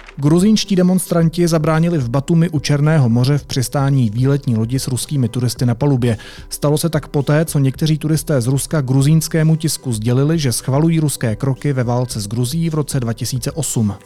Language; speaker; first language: Czech; native; Czech